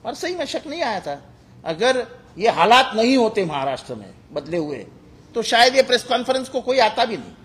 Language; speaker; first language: Hindi; non-native, local second language; Marathi